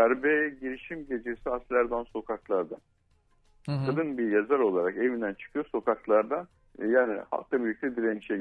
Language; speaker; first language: Turkish; native; Turkish